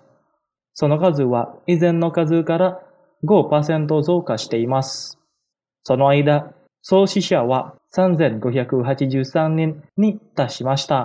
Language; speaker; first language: Japanese; non-native, fluent; Indonesian